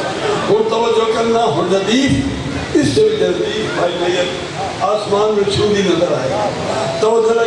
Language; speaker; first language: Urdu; non-native, local second language; Punjabi